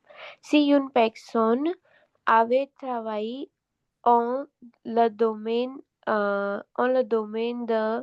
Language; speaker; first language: French; non-native, learner; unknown